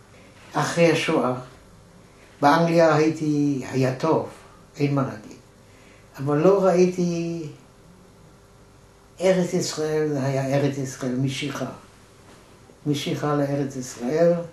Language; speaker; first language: Hebrew; non-native, fluent; German